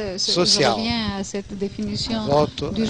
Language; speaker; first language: French; non-native, fluent; Greek